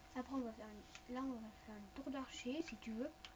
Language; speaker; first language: French; native; French